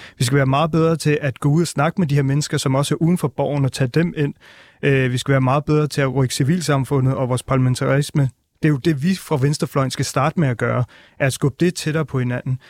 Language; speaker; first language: Danish; early bilingual, other home language; Punjabi